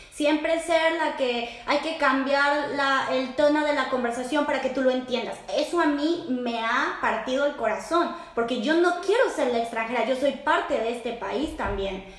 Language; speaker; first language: Spanish; native; Spanish